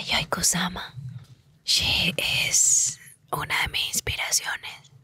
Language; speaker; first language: Spanish; native; Spanish